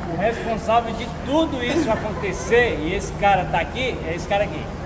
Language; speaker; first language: Portuguese; native; Portuguese